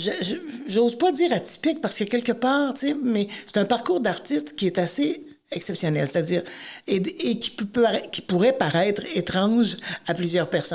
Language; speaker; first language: French; native; French